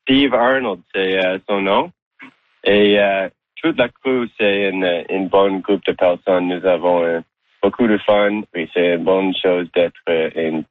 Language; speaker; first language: French; non-native, learner; English